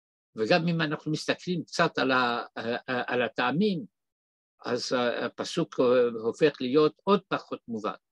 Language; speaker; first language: Hebrew; non-native, fluent; French